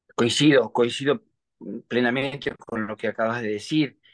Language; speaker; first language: Spanish; native; Spanish